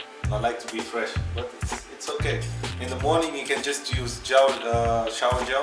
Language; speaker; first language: English; non-native, learner; Portuguese